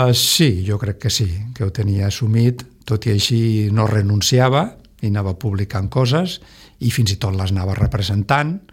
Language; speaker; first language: Catalan; non-native, local second language; Spanish